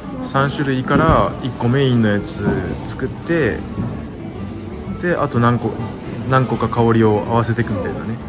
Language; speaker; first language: Japanese; native; Japanese